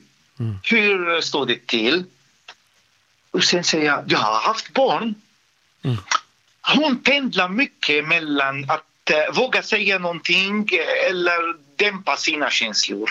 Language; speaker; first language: Swedish; non-native, fluent; Arabic